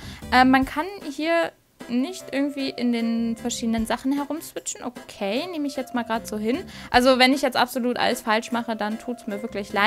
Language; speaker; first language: German; native; German